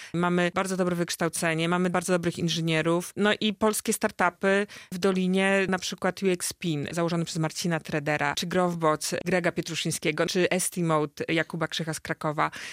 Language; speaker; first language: Polish; native; Polish